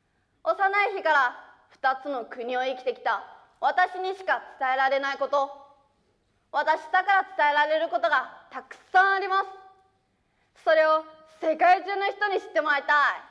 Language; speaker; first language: Japanese; early bilingual, other home language; Chinese